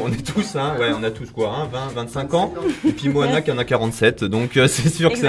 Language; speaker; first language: French; native; French